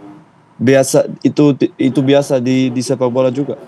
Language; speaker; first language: Indonesian; non-native, fluent; Dutch